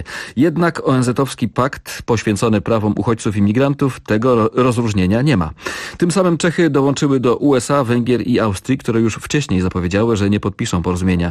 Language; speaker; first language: Polish; native; Polish